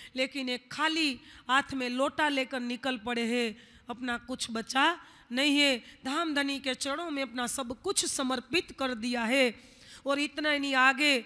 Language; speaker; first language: Hindi; non-native, local second language; Gujarati